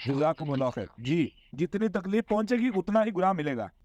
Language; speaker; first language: Urdu; non-native, local second language; Punjabi